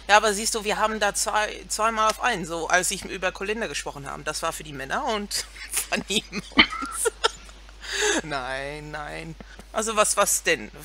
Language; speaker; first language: German; non-native, fluent; English